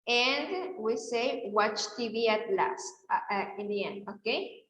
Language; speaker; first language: English; non-native, fluent; Spanish